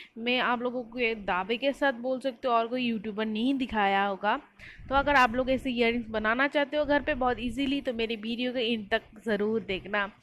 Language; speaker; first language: Hindi; non-native, local second language; Bangla